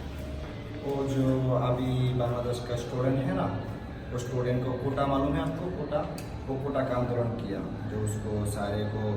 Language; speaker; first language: Hindi; non-native, learner; Bangla